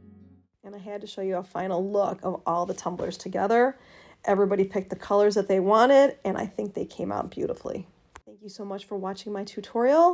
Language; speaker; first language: English; native; English